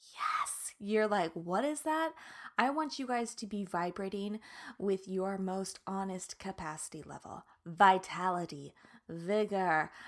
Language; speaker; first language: English; native; English